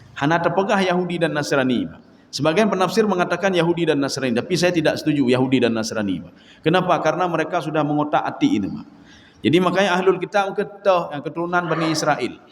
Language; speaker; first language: Malay; non-native, local second language; Achinese